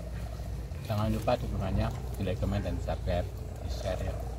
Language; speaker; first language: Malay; non-native, local second language; Javanese